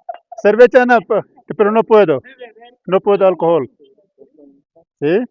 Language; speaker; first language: Spanish; non-native, learner; Hindi